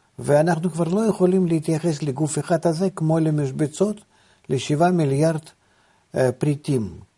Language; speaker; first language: Hebrew; non-native, fluent; Russian